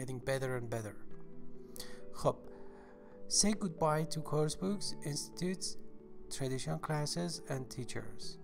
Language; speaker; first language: English; non-native, fluent; Persian